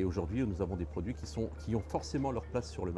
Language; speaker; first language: French; native; French